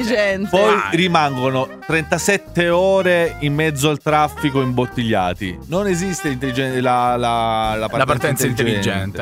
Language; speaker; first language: Italian; native; Italian